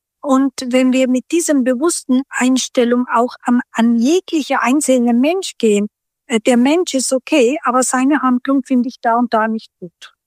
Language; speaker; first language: German; early bilingual, other home language; Turkish